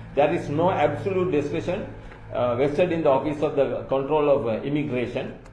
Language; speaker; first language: English; non-native, local second language; Sinhala